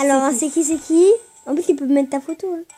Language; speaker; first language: French; native; French